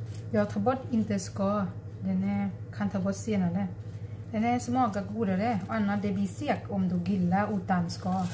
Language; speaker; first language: Swedish; non-native, learner; Thai